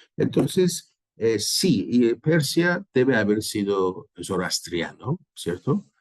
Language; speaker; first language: Spanish; non-native, fluent; Persian